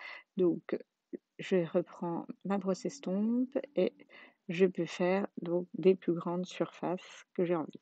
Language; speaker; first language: French; native; French